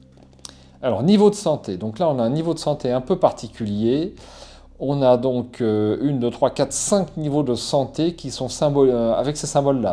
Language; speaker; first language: French; native; French